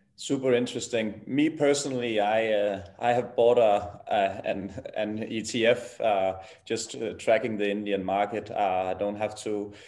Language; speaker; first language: English; non-native, fluent; Danish